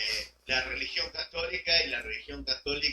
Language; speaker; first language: Spanish; native; Spanish